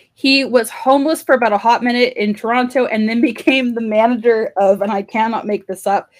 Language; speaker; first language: English; native; English